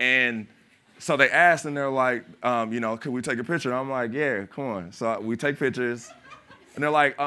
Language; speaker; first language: English; native; English